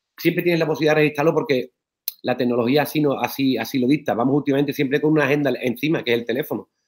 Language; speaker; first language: Spanish; native; Spanish